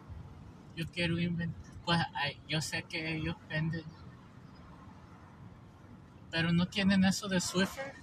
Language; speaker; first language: Spanish; early bilingual, heritage; English